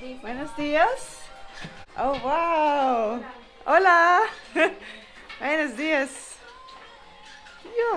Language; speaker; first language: Spanish; non-native, learner; Dutch